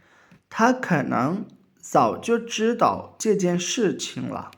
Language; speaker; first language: Chinese; non-native, fluent; Urdu